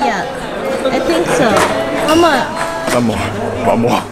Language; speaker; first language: English; non-native, learner; Japanese